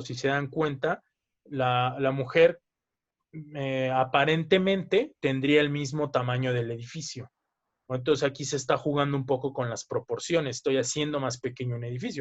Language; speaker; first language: Spanish; native; Spanish